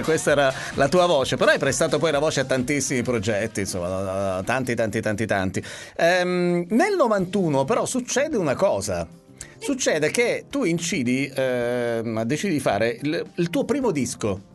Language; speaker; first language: Italian; native; Italian